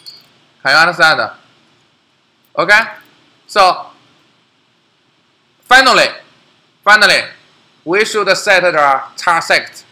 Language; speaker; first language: English; non-native, learner; Chinese